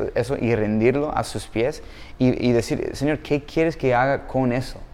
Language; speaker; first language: Spanish; non-native, fluent; English